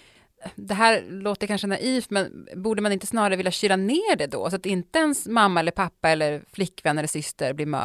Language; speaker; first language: Swedish; native; Swedish